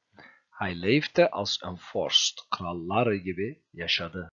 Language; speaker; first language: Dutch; non-native, fluent; Turkish